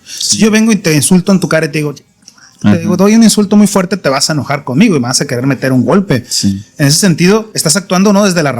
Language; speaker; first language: Spanish; native; Spanish